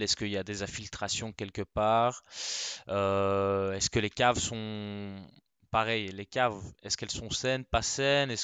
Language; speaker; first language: French; native; French